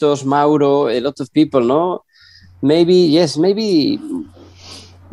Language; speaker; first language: English; non-native, learner; Spanish